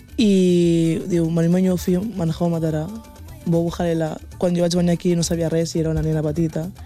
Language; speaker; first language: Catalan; early bilingual, other home language; Wolof